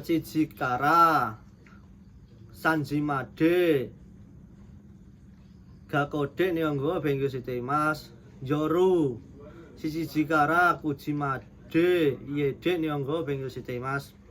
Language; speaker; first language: Japanese; non-native, learner; Indonesian